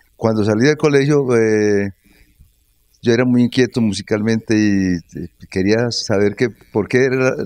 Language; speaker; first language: Spanish; native; Spanish